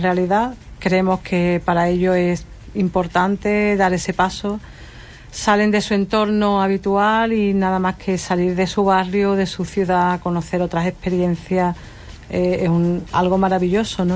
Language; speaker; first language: Spanish; native; Spanish